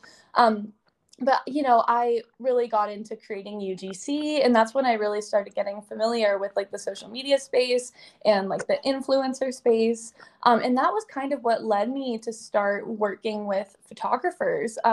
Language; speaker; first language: English; native; English